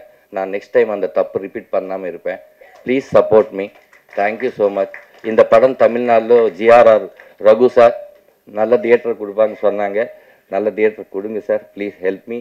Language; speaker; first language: Tamil; non-native, local second language; Telugu